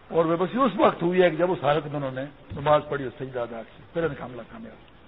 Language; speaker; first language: Urdu; non-native, local second language; Pashto